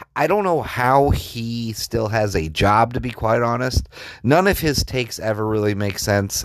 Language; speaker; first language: English; native; English